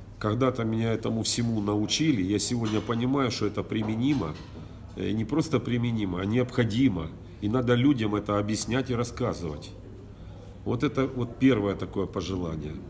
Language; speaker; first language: Russian; native; Russian